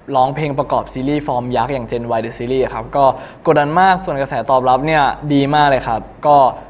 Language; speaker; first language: Thai; native; Thai